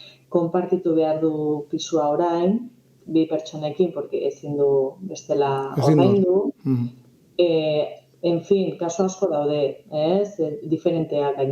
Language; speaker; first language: Basque; non-native, local second language; Spanish